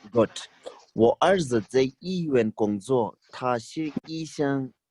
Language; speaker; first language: Chinese; non-native, fluent; Urdu